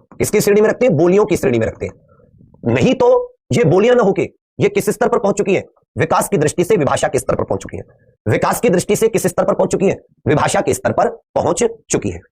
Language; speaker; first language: Hindi; native; Hindi